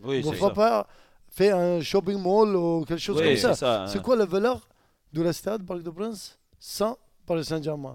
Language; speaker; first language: French; non-native, learner; Arabic